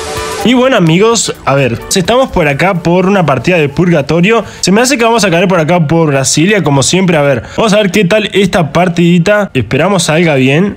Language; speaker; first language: Spanish; native; Spanish